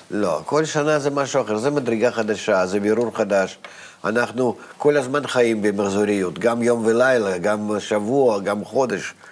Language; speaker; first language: Hebrew; non-native, fluent; Russian